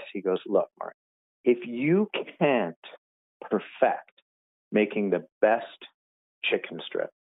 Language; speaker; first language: English; native; English